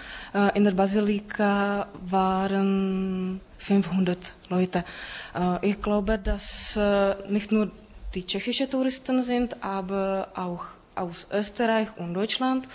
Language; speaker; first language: German; non-native, fluent; Czech